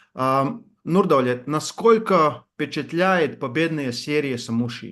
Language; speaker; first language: Russian; non-native, fluent; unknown